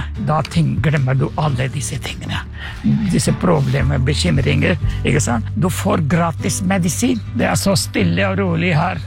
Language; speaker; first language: Norwegian; non-native, fluent; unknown